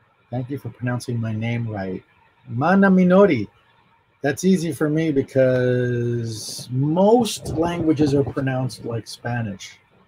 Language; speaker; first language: English; native; English